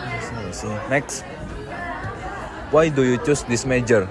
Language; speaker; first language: English; non-native, learner; Indonesian